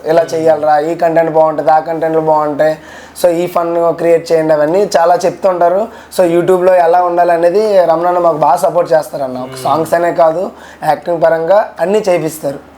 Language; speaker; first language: Telugu; native; Telugu